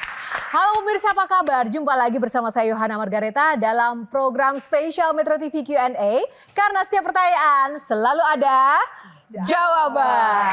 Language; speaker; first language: Indonesian; native; Indonesian